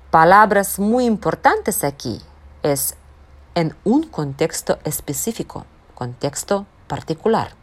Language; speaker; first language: Spanish; non-native, fluent; Russian